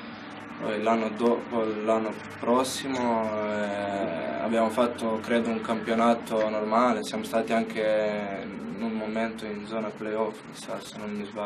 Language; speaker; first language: Italian; non-native, fluent; Slovenian